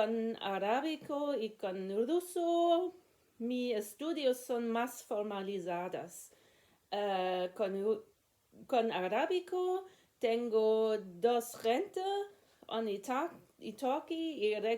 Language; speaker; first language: Spanish; non-native, learner; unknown